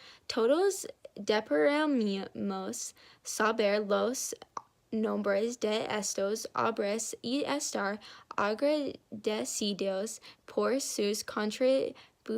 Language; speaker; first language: Spanish; non-native, learner; English